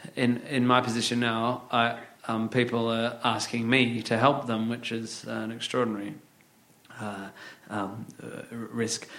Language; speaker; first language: English; native; English